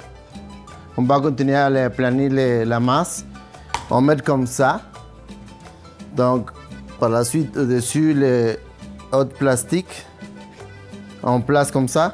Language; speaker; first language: French; non-native, learner; Spanish